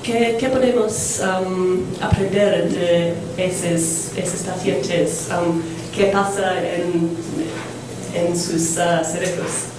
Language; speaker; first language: Spanish; non-native, fluent; English